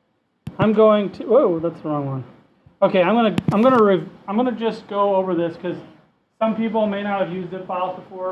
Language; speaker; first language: English; native; English